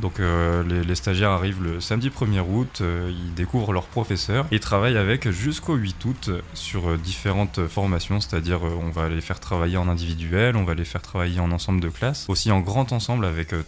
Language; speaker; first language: French; native; French